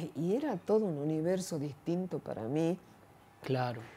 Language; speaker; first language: Spanish; native; Spanish